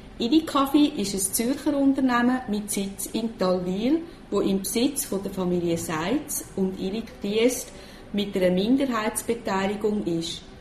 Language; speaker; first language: German; native; German